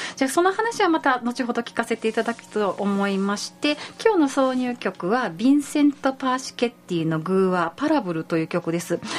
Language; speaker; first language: Japanese; native; Japanese